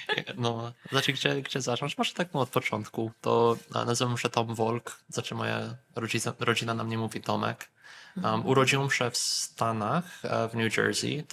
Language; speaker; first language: Polish; early bilingual, heritage; Polish